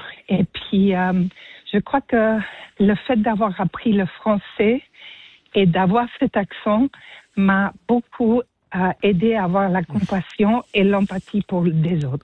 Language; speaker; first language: French; non-native, fluent; Spanish